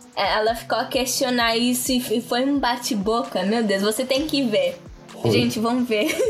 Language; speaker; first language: Portuguese; non-native, local second language; Kabuverdianu